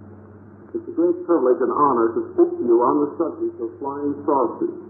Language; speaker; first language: English; native; English